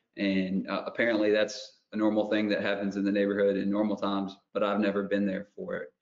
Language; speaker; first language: English; native; English